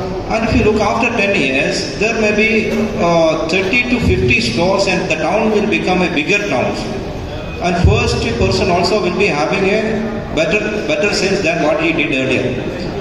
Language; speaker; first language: English; non-native, local second language; Malayalam